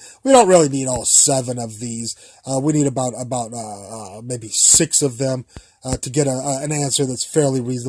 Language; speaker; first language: English; native; English